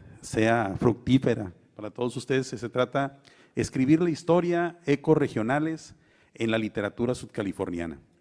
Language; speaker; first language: Spanish; native; Spanish